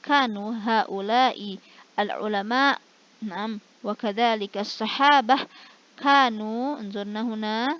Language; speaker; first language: Arabic; non-native, fluent; Indonesian